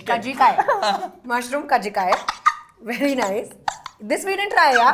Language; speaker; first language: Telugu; non-native, learner; Hindi